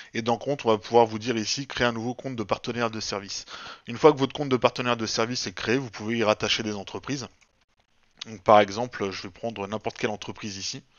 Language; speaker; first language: French; native; French